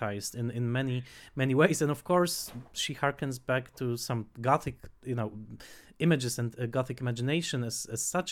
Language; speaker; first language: English; non-native, fluent; Polish